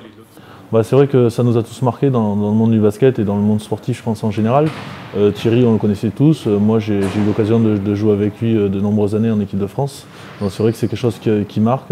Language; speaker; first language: French; native; French